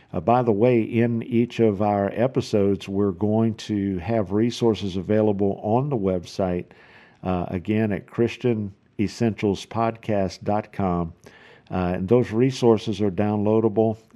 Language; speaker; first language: English; native; English